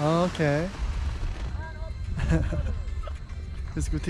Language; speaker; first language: English; non-native, learner; Korean